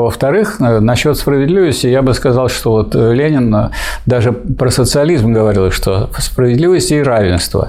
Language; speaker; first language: Russian; native; Russian